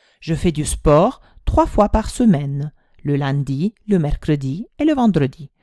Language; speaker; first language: French; non-native, fluent; Italian